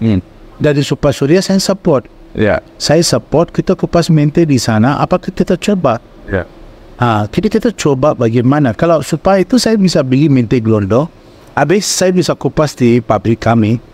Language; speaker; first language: Indonesian; non-native, fluent; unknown